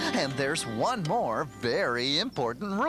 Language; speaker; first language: English; native; English